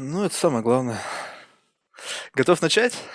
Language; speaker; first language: Russian; native; Russian